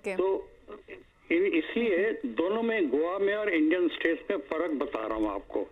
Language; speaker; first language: Hindi; native; Hindi